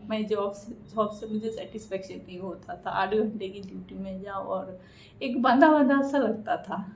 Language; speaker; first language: Hindi; non-native, local second language; Bangla